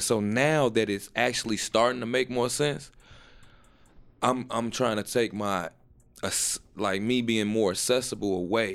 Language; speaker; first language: English; native; English